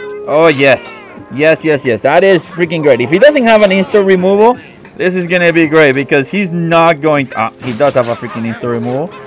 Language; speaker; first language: English; non-native, local second language; Spanish